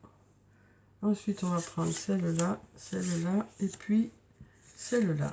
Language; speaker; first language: French; native; French